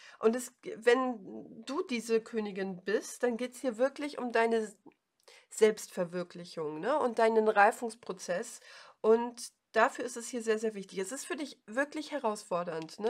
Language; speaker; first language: German; native; German